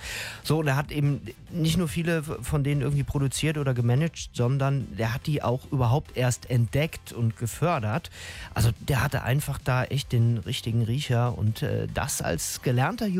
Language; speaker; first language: German; native; German